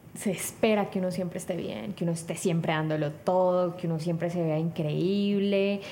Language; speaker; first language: Spanish; native; Spanish